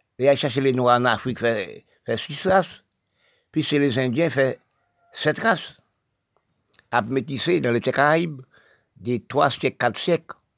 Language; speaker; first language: French; non-native, local second language; Haitian Creole